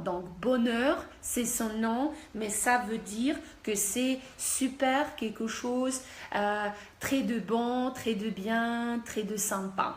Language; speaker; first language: French; non-native, fluent; Russian